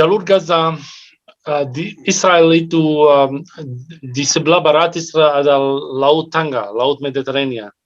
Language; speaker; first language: Indonesian; non-native, fluent; Arabic